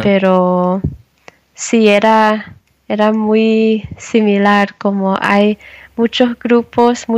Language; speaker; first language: Spanish; non-native, learner; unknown